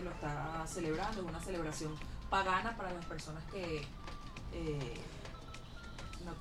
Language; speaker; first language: Spanish; native; Spanish